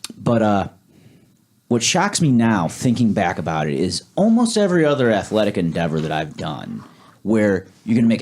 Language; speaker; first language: English; native; English